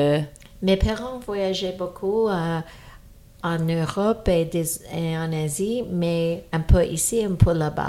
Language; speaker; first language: French; non-native, fluent; English